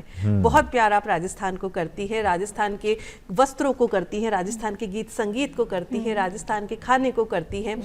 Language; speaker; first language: Hindi; native; Hindi